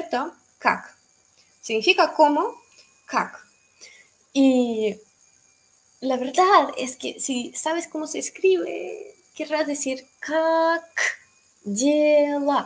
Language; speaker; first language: Spanish; non-native, fluent; Russian